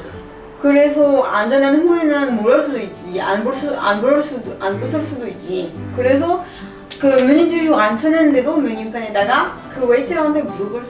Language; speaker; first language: Korean; non-native, learner; French